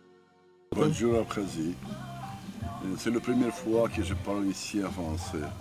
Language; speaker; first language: French; non-native, learner; Ukrainian